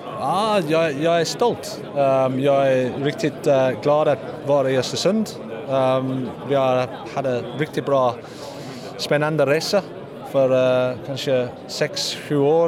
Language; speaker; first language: Swedish; non-native, learner; English